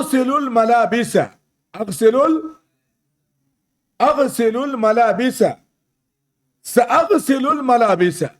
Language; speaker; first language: Arabic; non-native, fluent; Urdu